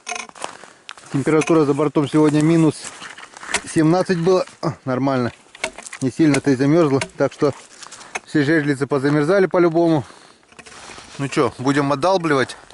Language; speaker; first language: Russian; native; Russian